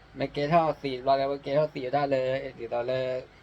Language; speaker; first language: English; non-native, learner; Thai